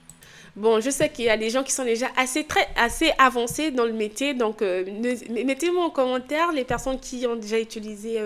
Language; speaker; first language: French; native; French